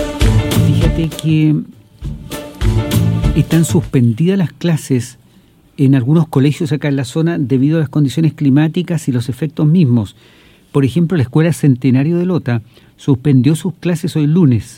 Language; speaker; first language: Spanish; native; Spanish